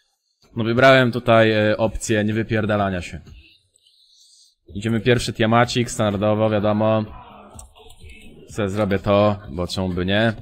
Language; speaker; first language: Polish; native; Polish